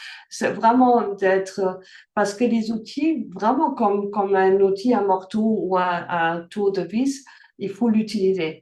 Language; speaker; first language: French; early bilingual, heritage; French